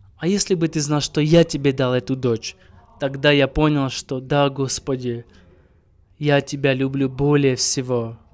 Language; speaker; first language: Russian; non-native, local second language; Armenian